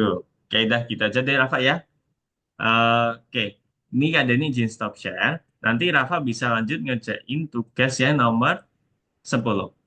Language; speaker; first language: Indonesian; native; Indonesian